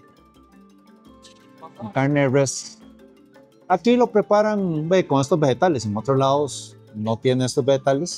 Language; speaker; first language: Spanish; early bilingual, other home language; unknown